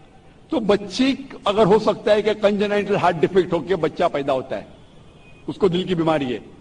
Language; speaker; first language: Hindi; non-native, local second language; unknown